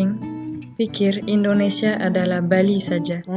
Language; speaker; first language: Indonesian; non-native, fluent; French